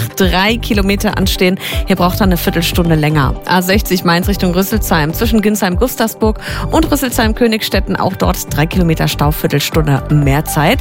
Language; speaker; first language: German; native; German